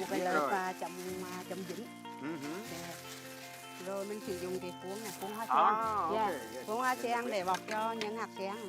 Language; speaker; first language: Vietnamese; native; Vietnamese